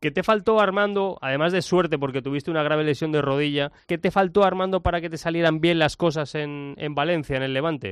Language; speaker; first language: Spanish; native; Spanish